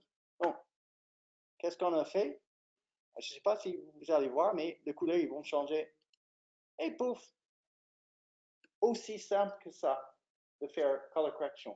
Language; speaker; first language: French; non-native, fluent; English